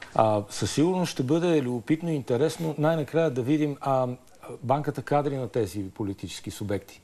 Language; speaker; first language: Bulgarian; native; Bulgarian